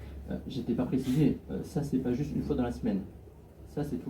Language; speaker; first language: French; native; French